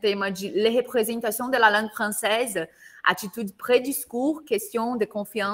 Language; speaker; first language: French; non-native, learner; Portuguese